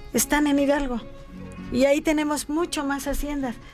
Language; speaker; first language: Spanish; native; Spanish